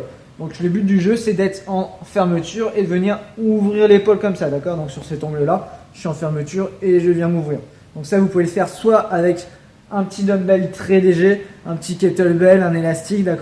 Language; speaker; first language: French; native; French